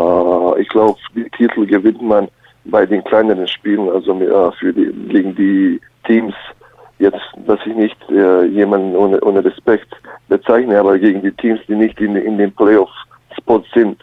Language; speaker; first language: German; early bilingual, other home language; Bosnian